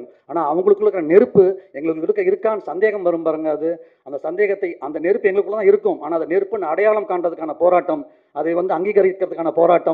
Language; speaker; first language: Tamil; native; Tamil